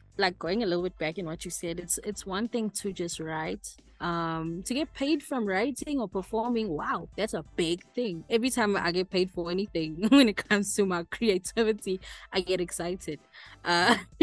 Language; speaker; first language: English; native; English